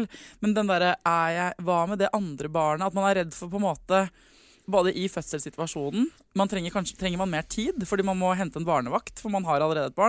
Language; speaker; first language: Norwegian; native; Norwegian